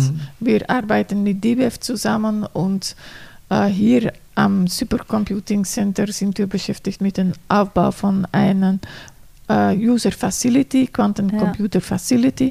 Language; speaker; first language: German; non-native, fluent; Dutch